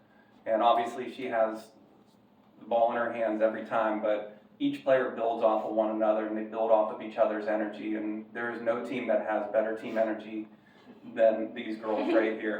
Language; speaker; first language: English; native; English